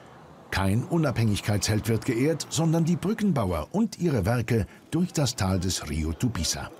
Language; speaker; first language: German; native; German